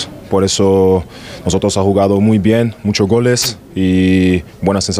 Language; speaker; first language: Spanish; non-native, learner; German